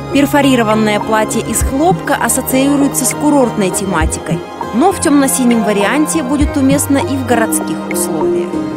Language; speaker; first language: Russian; native; Russian